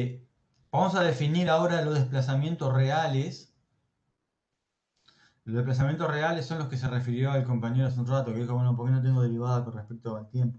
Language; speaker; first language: Spanish; native; Spanish